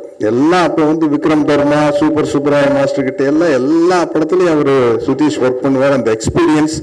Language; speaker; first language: Tamil; native; Tamil